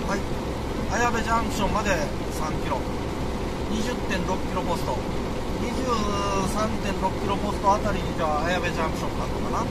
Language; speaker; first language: Japanese; native; Japanese